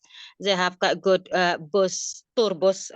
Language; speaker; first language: English; non-native, fluent; Indonesian